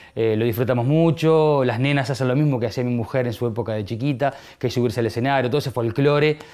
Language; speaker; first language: Spanish; native; Spanish